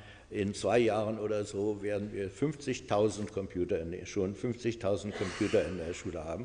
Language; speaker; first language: German; non-native, fluent; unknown